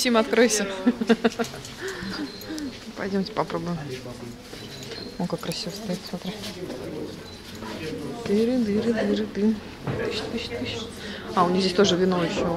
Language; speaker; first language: Russian; native; Russian